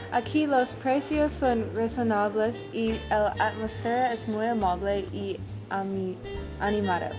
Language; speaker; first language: Spanish; non-native, learner; English